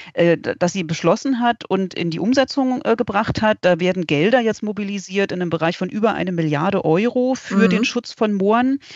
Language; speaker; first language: German; native; German